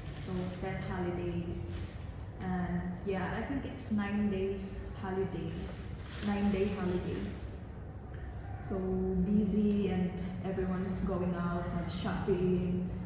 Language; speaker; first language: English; non-native, local second language; Filipino